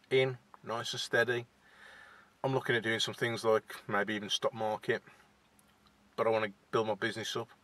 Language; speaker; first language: English; native; English